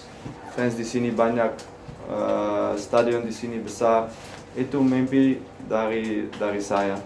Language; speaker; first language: Indonesian; non-native, learner; Dutch